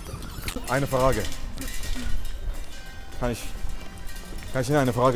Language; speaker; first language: German; non-native, fluent; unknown